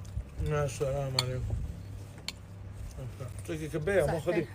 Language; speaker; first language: Arabic; native; Arabic